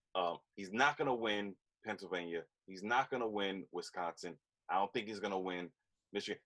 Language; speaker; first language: English; native; English